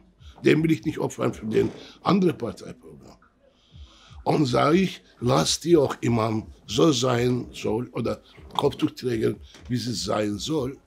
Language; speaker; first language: German; early bilingual, other home language; Turkish